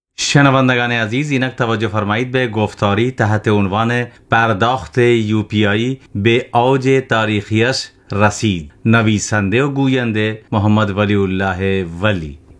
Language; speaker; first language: Persian; non-native, fluent; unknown